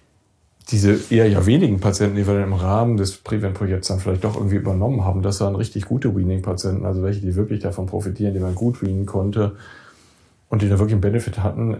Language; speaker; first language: German; native; German